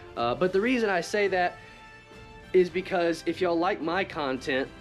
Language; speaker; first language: English; native; English